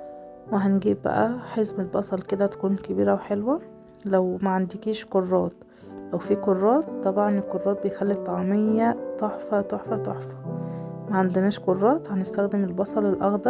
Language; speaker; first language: Arabic; native; Arabic